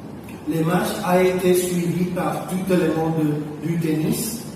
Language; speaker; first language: French; non-native, learner; Spanish